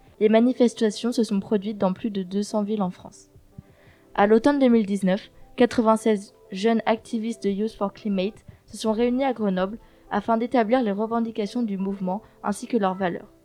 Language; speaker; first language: French; native; French